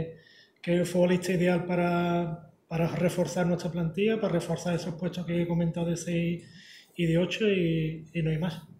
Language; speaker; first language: Spanish; native; Spanish